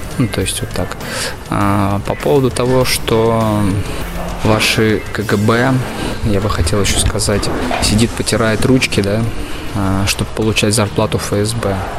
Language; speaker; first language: Russian; native; Russian